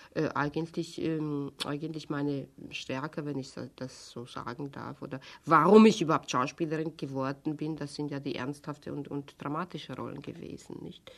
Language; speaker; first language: German; non-native, fluent; Hungarian